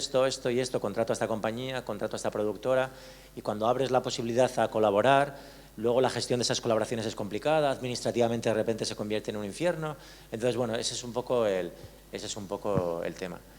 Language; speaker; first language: Spanish; native; Spanish